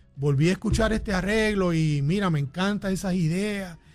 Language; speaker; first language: Spanish; native; Spanish